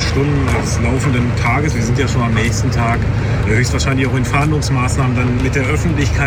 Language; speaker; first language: German; native; German